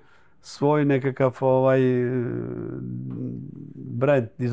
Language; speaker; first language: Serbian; early bilingual, heritage; Croatian